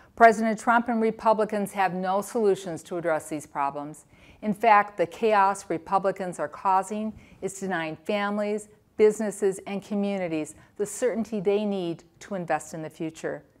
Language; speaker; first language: English; native; English